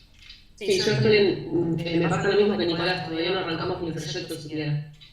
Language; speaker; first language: Spanish; native; Spanish